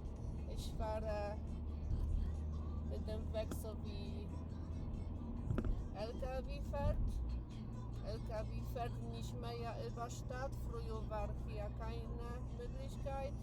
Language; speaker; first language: German; non-native, learner; Polish